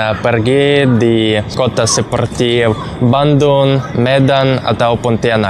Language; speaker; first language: Indonesian; non-native, learner; Russian